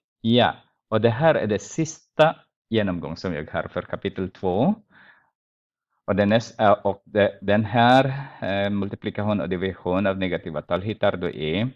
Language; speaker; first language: Swedish; non-native, fluent; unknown